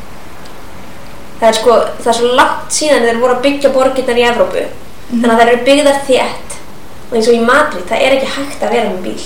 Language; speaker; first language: Icelandic; native; Icelandic